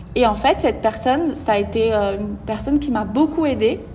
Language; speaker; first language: French; early bilingual, other home language; Portuguese